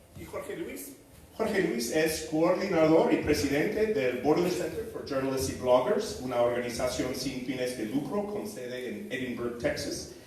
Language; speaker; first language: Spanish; non-native, fluent; English